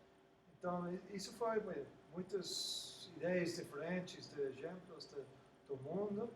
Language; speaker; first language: Portuguese; non-native, learner; English